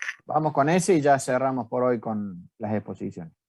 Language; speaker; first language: Spanish; native; Spanish